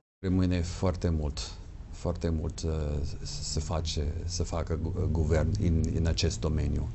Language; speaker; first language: Romanian; non-native, fluent; English